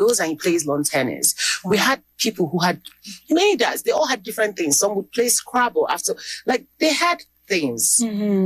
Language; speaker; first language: English; non-native, local second language; Igbo